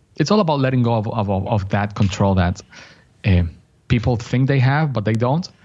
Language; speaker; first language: English; non-native, fluent; Spanish